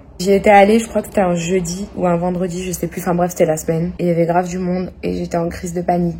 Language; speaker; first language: French; native; French